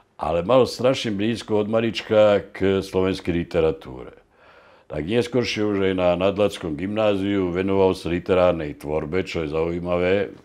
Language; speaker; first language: Slovak; native; Slovak